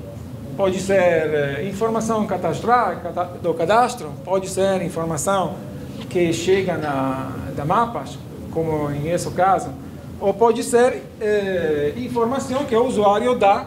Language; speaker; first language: Portuguese; non-native, fluent; Italian